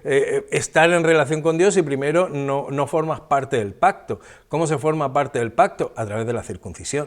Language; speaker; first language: Spanish; native; Spanish